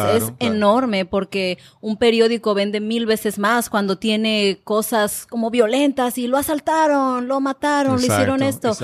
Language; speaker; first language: Spanish; non-native, fluent; English